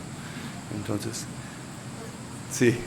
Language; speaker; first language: Spanish; non-native, local second language; English